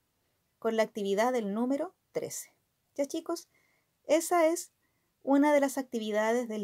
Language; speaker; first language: Spanish; native; Spanish